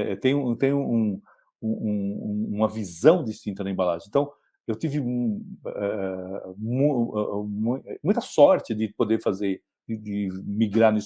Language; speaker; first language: Portuguese; native; Portuguese